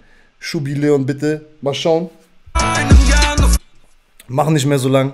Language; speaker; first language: German; native; German